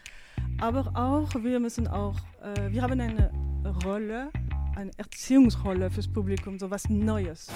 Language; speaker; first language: German; non-native, fluent; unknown